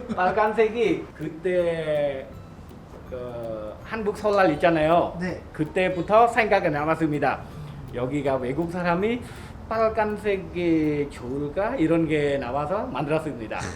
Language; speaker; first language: Korean; non-native, learner; Khmer